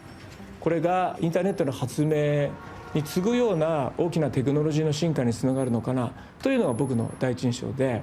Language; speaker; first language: Japanese; native; Japanese